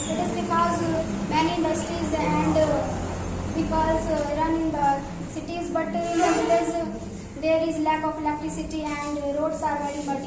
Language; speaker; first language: English; non-native, learner; Hindi